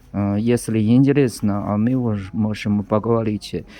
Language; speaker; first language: Russian; non-native, learner; Chinese